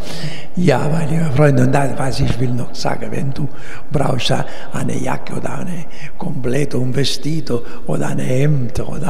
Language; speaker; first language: German; non-native, learner; Italian